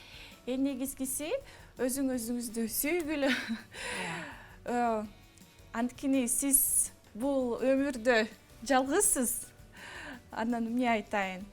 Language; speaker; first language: Kyrgyz; non-native, local second language; Russian